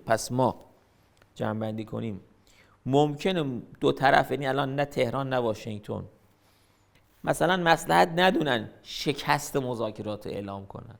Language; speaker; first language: Persian; native; Persian